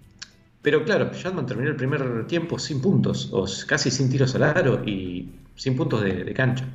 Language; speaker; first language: Spanish; native; Spanish